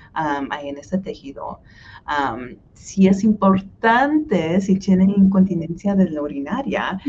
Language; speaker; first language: Spanish; early bilingual, heritage; Spanish